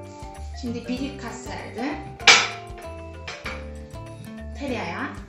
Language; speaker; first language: Turkish; non-native, fluent; Korean